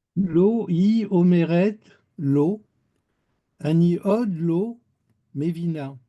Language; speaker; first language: Hebrew; non-native, learner; French